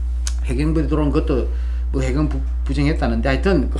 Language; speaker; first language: Korean; native; Korean